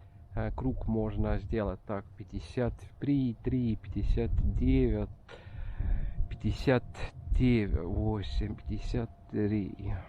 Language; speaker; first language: Russian; non-native, local second language; Estonian